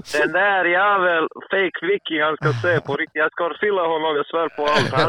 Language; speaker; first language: Swedish; non-native, fluent; Serbian